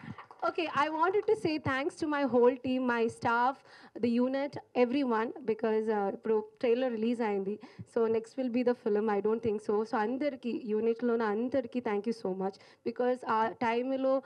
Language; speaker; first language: Telugu; non-native, learner; Malayalam